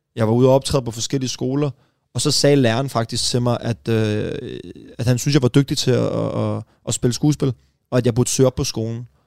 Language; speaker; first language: Danish; early bilingual, other home language; Persian